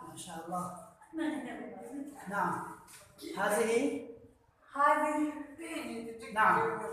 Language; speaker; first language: Arabic; non-native, fluent; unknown